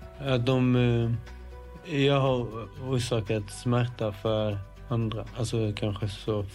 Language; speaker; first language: Swedish; native; Swedish